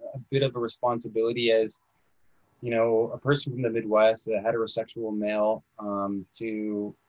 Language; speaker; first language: English; native; English